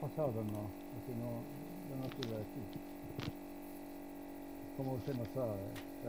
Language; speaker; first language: Spanish; non-native, learner; Slovenian